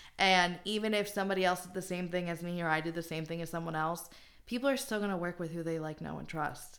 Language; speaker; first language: English; native; English